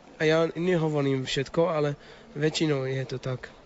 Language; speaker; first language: Slovak; non-native, learner; Arabic